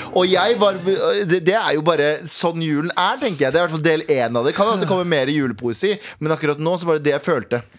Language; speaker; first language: Norwegian; early bilingual, other home language; Urdu